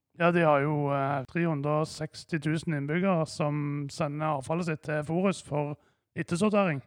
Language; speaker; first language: Norwegian; native; Norwegian